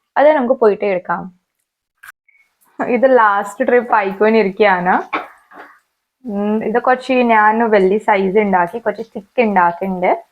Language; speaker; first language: Malayalam; native; Malayalam